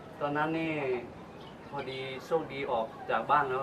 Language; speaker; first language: Thai; native; Thai